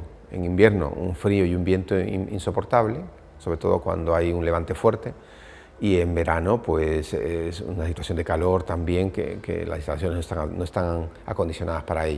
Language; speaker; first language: Spanish; native; Spanish